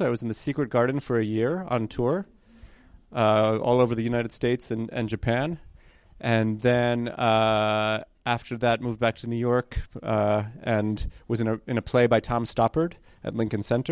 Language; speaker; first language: English; early bilingual, other home language; Hebrew